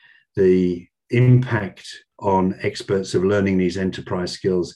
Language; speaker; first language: English; native; English